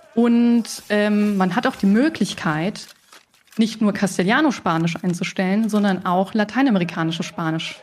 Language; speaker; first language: German; early bilingual, other home language; Spanish